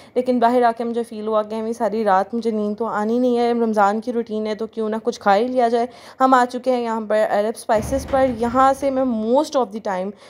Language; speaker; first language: Urdu; native; Urdu